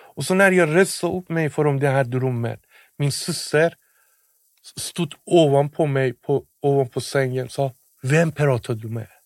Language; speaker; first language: Swedish; non-native, fluent; Persian